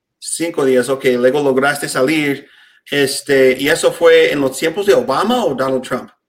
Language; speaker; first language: Spanish; non-native, fluent; English